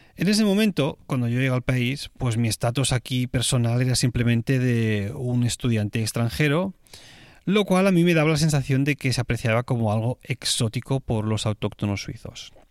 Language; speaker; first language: Spanish; native; Spanish